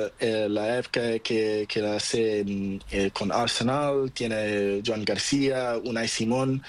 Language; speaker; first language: Spanish; non-native, learner; Portuguese